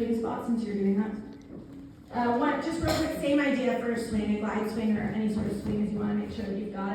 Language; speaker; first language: English; native; English